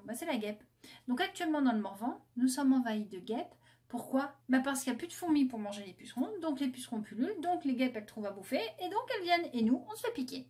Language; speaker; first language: French; native; French